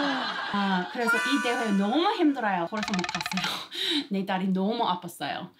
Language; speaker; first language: Korean; non-native, learner; English